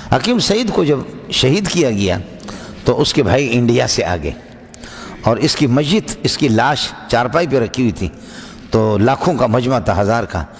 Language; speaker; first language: Urdu; non-native, local second language; Brahui